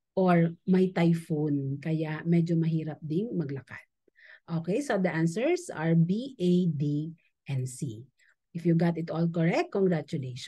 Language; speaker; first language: English; non-native, local second language; Filipino